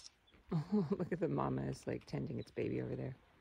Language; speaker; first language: English; native; English